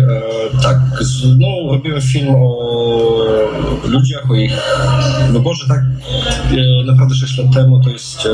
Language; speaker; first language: Polish; non-native, fluent; Russian